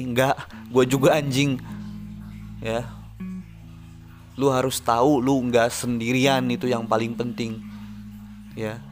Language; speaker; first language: Indonesian; native; Indonesian